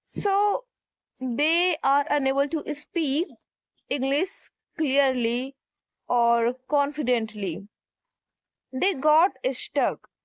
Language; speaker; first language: English; non-native, learner; Hindi